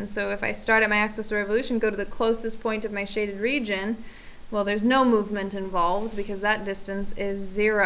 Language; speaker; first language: English; native; English